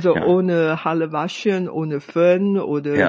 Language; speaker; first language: German; non-native, fluent; Chinese